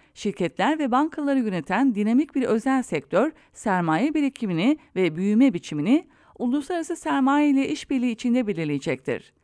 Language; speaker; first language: Turkish; native; Turkish